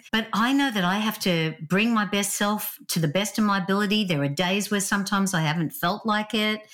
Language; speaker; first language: English; native; English